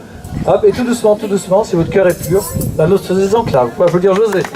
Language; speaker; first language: French; native; French